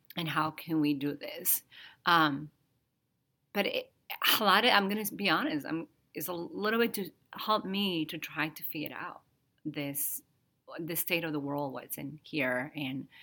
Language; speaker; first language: English; non-native, fluent; Spanish